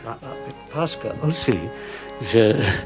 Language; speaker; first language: French; non-native, learner; English